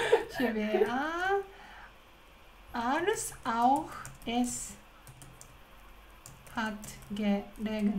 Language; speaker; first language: German; non-native, learner; Japanese